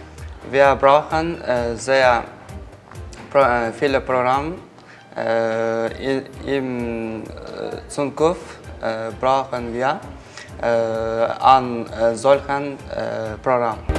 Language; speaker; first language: German; non-native, learner; Kyrgyz